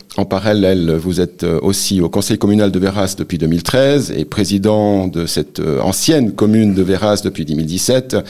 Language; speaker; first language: French; native; French